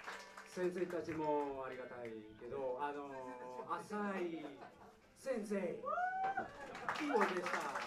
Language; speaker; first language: Japanese; non-native, fluent; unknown